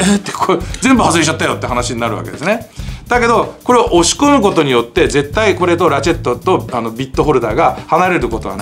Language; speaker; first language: Japanese; native; Japanese